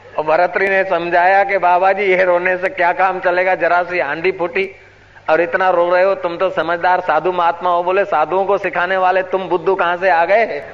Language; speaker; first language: Hindi; non-native, local second language; Sindhi